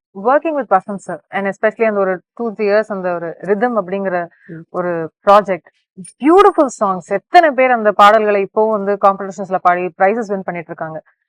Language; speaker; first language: Tamil; native; Tamil